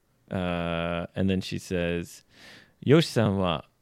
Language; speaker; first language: English; native; English